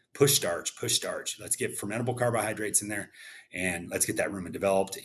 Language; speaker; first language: English; native; English